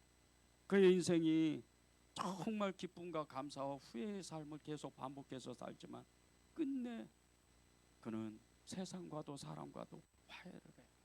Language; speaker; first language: Korean; native; Korean